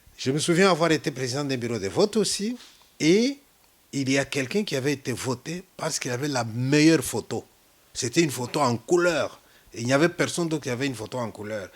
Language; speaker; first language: French; non-native, local second language; Luba-Lulua